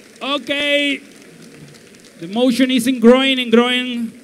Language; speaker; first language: English; non-native, learner; Portuguese